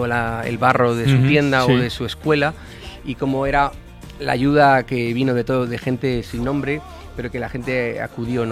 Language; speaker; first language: Spanish; native; Spanish